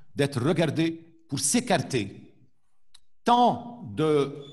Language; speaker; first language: French; non-native, local second language; Arabic